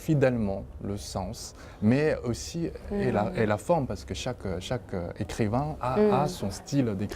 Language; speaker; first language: French; non-native, fluent; Chinese